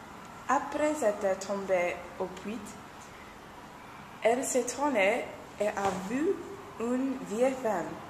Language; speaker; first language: French; non-native, learner; English